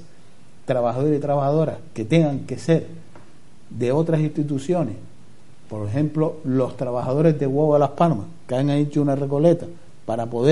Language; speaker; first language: Spanish; native; Spanish